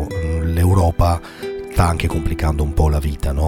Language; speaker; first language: Italian; native; Italian